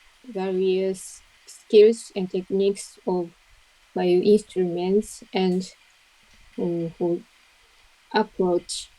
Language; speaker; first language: English; non-native, learner; Japanese